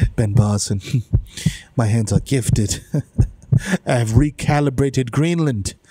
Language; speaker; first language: English; early bilingual, other home language; Spanish